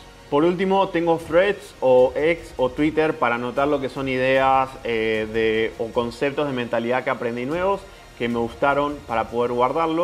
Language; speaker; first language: Spanish; native; Spanish